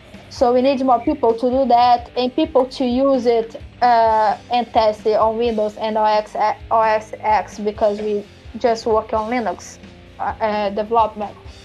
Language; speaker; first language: English; non-native, fluent; Portuguese